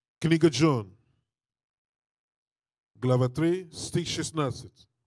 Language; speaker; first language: Russian; non-native, learner; English